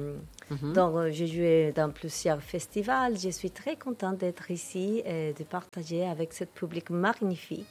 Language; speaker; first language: French; non-native, learner; Spanish